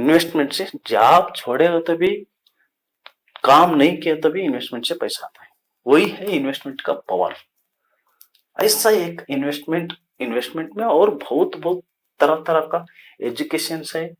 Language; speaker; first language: Hindi; non-native, local second language; Kannada